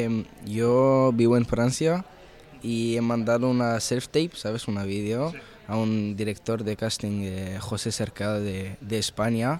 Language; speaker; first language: Spanish; early bilingual, heritage; Arabic